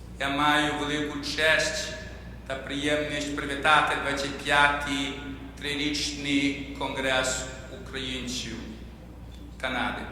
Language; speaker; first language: Ukrainian; early bilingual, heritage; Ukrainian